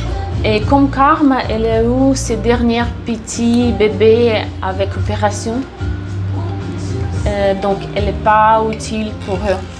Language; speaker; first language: French; non-native, fluent; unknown